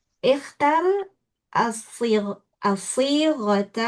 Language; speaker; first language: Arabic; non-native, learner; Indonesian